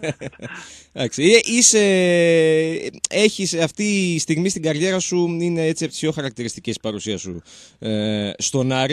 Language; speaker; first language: Greek; native; Greek